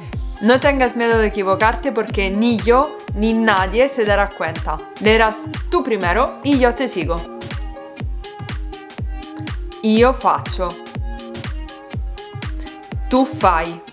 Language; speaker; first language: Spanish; non-native, fluent; Italian